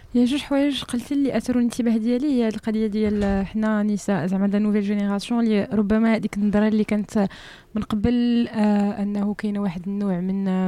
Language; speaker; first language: Arabic; native; Arabic